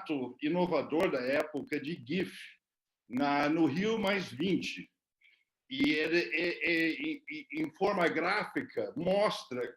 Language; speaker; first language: Portuguese; non-native, fluent; English